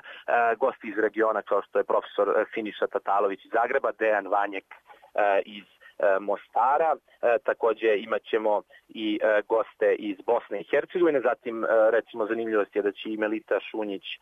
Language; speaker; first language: Serbian; native; Serbian